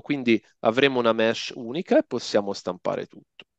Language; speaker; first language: Italian; native; Italian